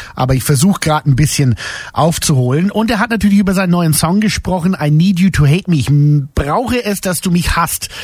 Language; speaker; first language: German; native; German